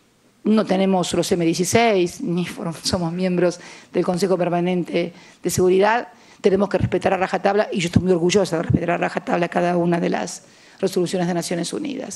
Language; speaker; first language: Spanish; native; Spanish